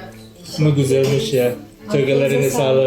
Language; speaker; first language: Turkish; non-native, fluent; Indonesian